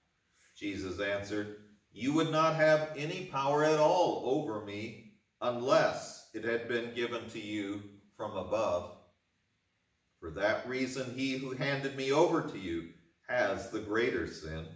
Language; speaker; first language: English; native; English